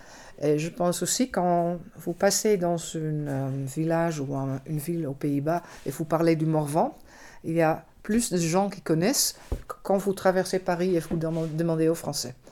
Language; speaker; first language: French; non-native, fluent; Dutch